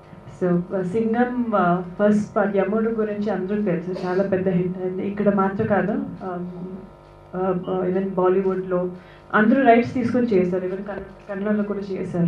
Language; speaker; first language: Telugu; non-native, fluent; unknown